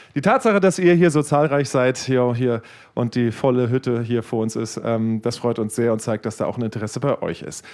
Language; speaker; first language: German; native; German